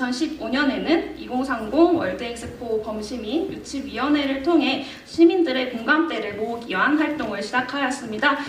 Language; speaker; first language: Korean; native; Korean